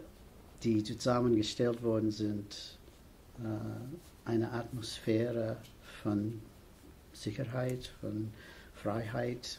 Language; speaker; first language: German; non-native, fluent; English